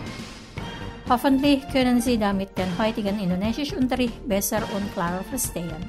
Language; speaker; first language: German; non-native, fluent; Indonesian